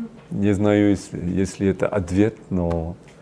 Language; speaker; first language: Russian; non-native, learner; French